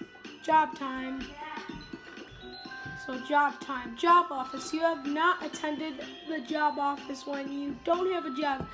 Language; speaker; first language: English; native; English